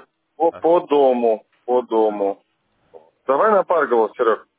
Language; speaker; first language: Russian; native; Russian